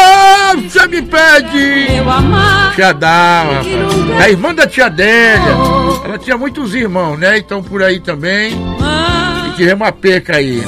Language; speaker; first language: Portuguese; native; Portuguese